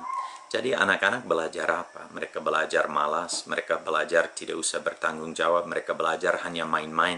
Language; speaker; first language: Indonesian; non-native, fluent; English